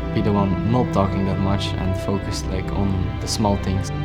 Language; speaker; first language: English; non-native, fluent; Swedish